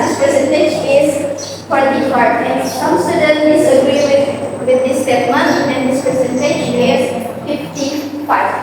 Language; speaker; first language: English; non-native, learner; Indonesian